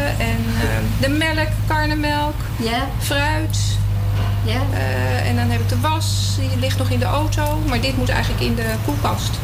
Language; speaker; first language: Dutch; native; Dutch